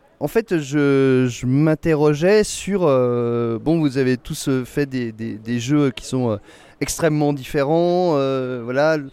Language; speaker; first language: French; native; French